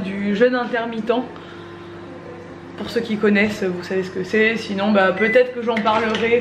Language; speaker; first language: French; native; French